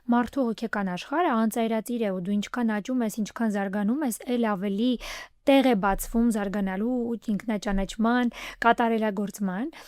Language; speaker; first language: Armenian; native; Armenian